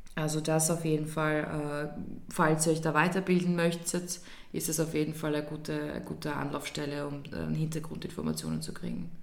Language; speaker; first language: German; early bilingual, other home language; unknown